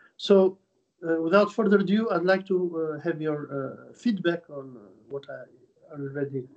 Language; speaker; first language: English; non-native, fluent; Albanian